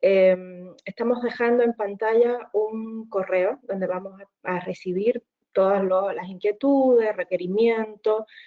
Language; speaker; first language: Spanish; native; Spanish